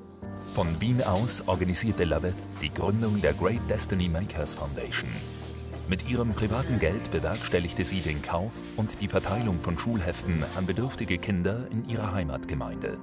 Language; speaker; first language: German; native; German